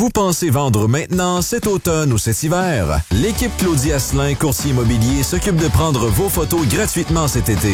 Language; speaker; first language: French; native; French